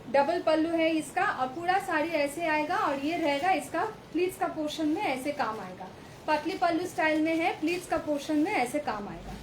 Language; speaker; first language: Hindi; non-native, local second language; Bangla